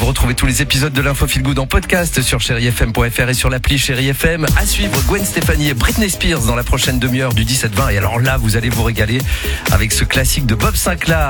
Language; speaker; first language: French; native; French